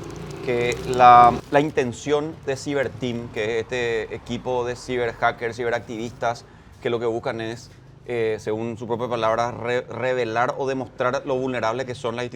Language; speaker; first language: Spanish; native; Spanish